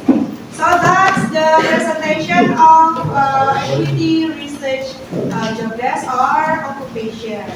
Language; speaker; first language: English; non-native, fluent; Indonesian